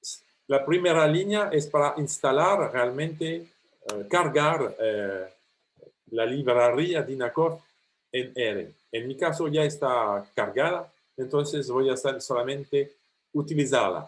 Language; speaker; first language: Spanish; non-native, fluent; French